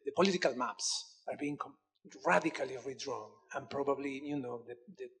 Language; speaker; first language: English; non-native, fluent; Spanish